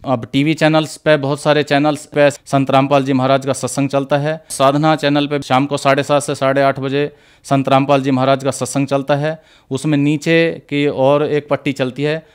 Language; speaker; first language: Hindi; native; Hindi